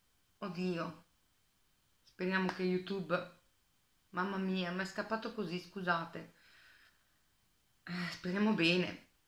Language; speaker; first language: Italian; native; Italian